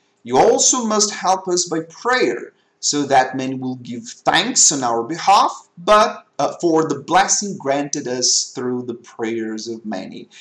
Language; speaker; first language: English; non-native, fluent; Portuguese